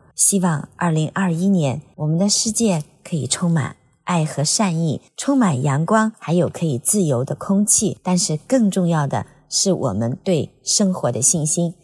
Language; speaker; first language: Chinese; native; Chinese